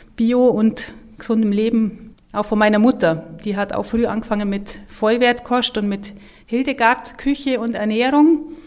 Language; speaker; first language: German; native; German